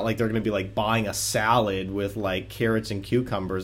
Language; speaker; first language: English; native; English